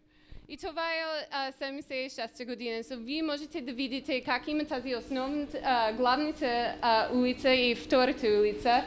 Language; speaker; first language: Bulgarian; non-native, learner; English